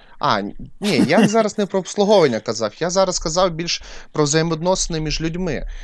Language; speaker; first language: Ukrainian; non-native, local second language; Russian